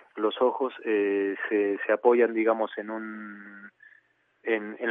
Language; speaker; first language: Spanish; native; Spanish